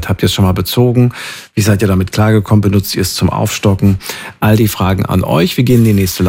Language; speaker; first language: German; native; German